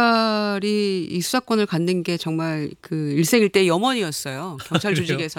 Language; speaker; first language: Korean; native; Korean